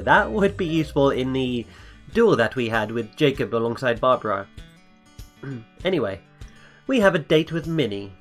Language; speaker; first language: English; native; English